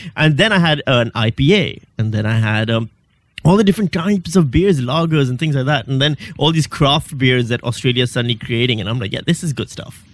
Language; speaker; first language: English; non-native, local second language; Urdu